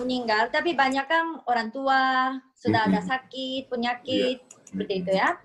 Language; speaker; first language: Indonesian; non-native, fluent; Japanese